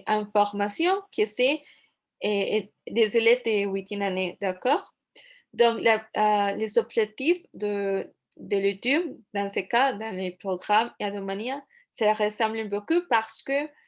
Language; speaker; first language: French; non-native, fluent; Spanish